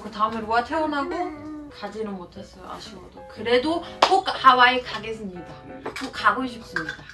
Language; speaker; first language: Korean; non-native, fluent; German